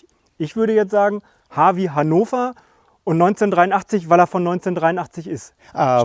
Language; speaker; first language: German; native; German